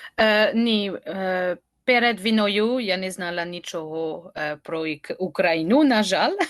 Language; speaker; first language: Ukrainian; non-native, learner; French